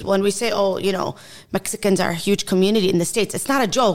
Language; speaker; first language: English; native; English